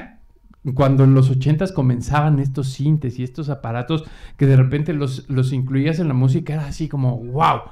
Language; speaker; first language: Spanish; native; Spanish